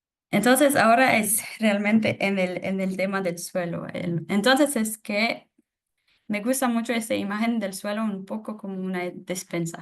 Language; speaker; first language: Spanish; non-native, fluent; French